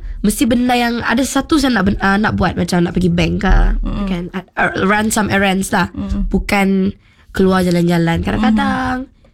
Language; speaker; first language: Malay; non-native, local second language; Iban